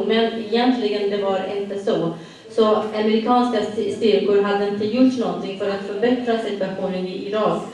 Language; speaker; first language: Swedish; non-native, fluent; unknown